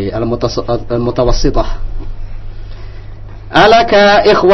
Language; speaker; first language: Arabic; non-native, fluent; Indonesian